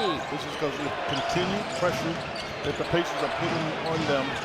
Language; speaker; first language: English; native; English